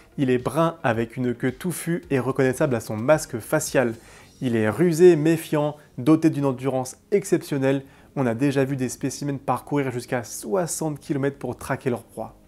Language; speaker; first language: French; native; French